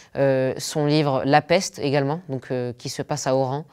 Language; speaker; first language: French; non-native, local second language; Arabic